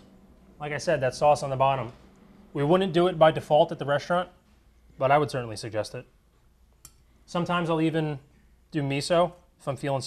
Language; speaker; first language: English; native; English